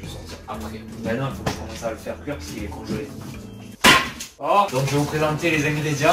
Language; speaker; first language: French; native; French